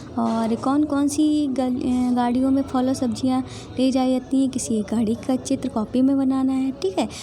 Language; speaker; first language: Hindi; native; Hindi